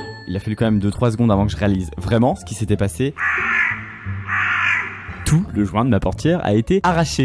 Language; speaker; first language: French; native; French